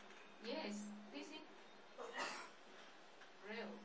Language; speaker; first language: English; non-native, learner; Vietnamese